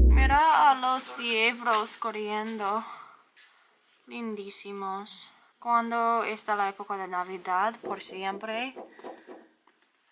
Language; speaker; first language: Spanish; non-native, learner; English